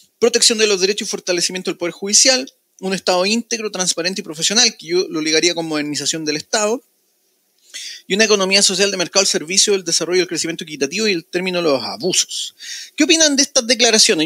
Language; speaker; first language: Spanish; native; Spanish